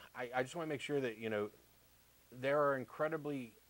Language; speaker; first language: English; native; English